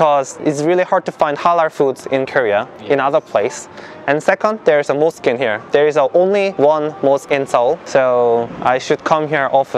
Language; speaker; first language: English; non-native, learner; Korean